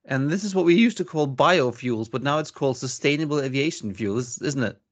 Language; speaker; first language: English; non-native, fluent; Norwegian